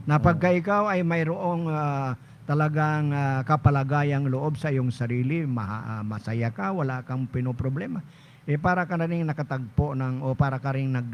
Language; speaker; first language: Filipino; non-native, local second language; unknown